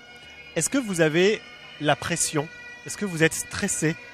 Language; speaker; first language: French; native; French